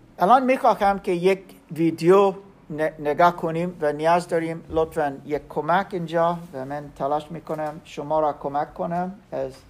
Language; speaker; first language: Persian; non-native, learner; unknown